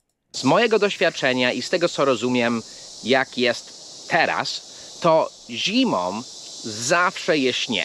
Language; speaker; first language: Polish; non-native, fluent; English